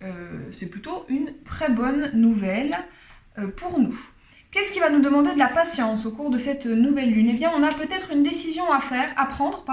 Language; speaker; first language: French; native; French